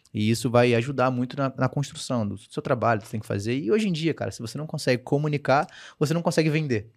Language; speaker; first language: Portuguese; native; Portuguese